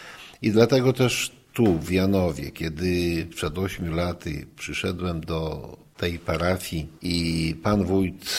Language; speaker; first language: Polish; native; Polish